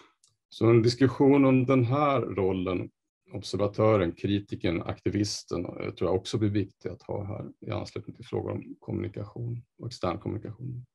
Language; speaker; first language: Swedish; native; Swedish